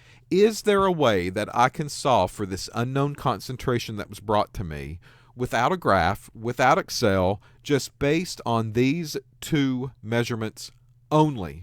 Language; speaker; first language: English; native; English